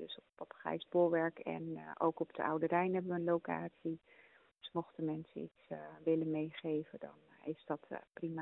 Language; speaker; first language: Dutch; native; Dutch